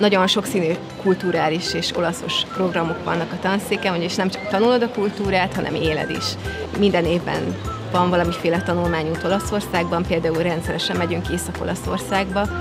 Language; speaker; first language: Hungarian; native; Hungarian